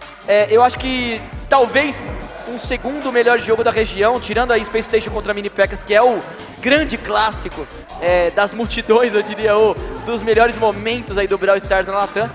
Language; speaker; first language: Portuguese; native; Portuguese